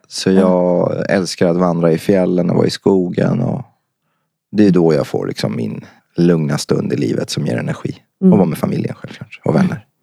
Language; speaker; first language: Swedish; early bilingual, other home language; Persian